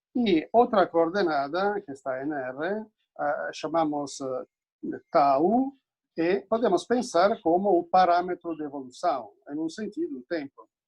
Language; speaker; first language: Portuguese; non-native, fluent; Italian